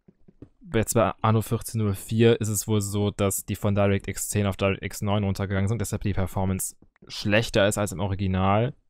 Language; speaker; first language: German; native; German